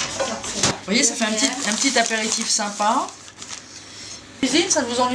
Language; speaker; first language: French; native; French